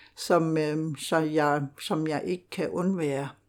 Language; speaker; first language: Danish; non-native, local second language; Kalaallisut